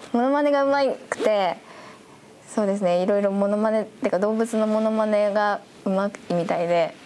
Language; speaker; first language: Japanese; native; Japanese